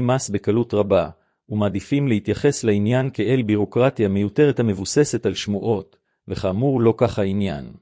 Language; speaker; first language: Hebrew; native; Hebrew